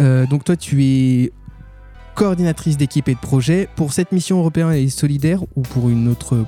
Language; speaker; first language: French; native; French